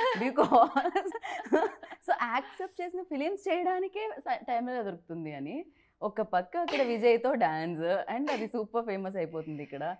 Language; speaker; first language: Telugu; native; Telugu